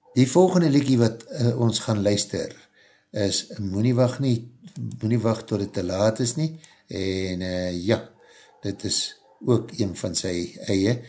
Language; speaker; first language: Afrikaans; native; Afrikaans